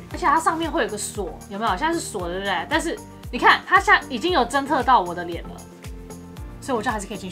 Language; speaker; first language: Chinese; native; Chinese